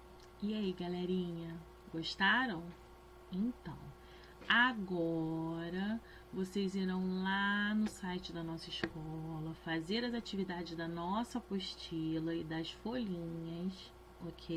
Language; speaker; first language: Portuguese; native; Portuguese